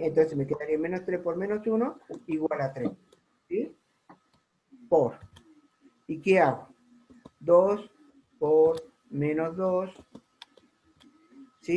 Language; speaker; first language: Spanish; native; Spanish